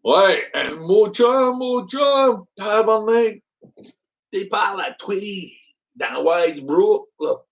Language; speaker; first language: French; non-native, learner; English